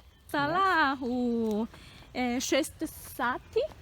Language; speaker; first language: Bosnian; non-native, learner; Korean